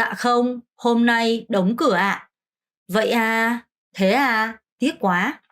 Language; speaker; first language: Vietnamese; non-native, fluent; Korean